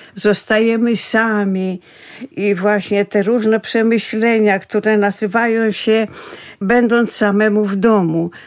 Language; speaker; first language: Polish; native; Polish